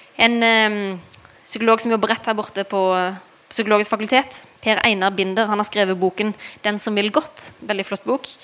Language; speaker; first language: Norwegian; early bilingual, heritage; Norwegian